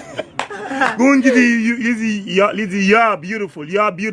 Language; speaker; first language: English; non-native, learner; Haitian Creole